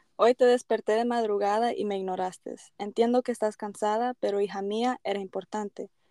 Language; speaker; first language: Spanish; early bilingual, heritage; Spanish